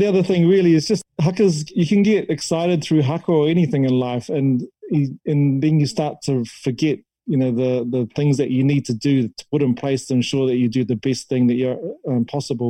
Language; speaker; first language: English; native; English